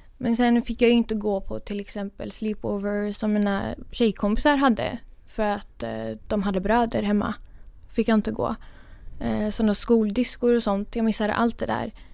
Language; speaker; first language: Swedish; early bilingual, other home language; Kurdish